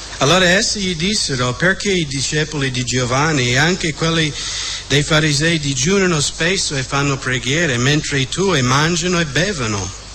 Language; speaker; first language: Italian; non-native, fluent; English